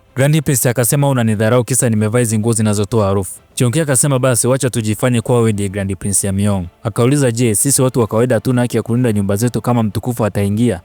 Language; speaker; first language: Swahili; native; Swahili